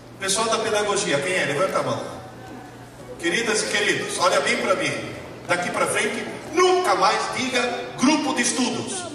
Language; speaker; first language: Portuguese; early bilingual, other home language; Italian